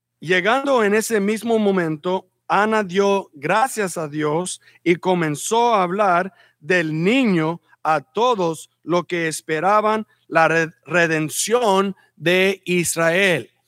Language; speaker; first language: Spanish; early bilingual, heritage; Spanish